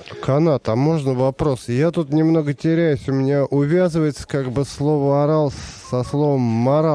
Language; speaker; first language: Russian; native; Russian